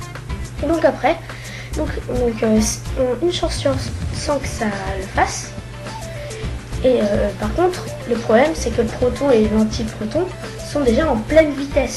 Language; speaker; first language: French; native; French